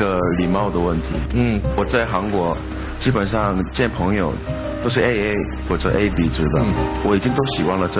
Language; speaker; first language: Chinese; non-native, fluent; Korean